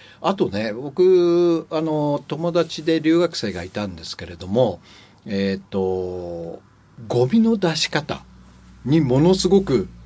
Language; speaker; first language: Japanese; native; Japanese